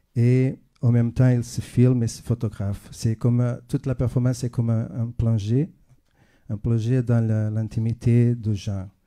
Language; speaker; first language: French; non-native, fluent; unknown